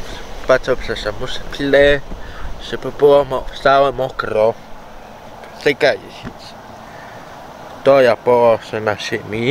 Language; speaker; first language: Polish; non-native, learner; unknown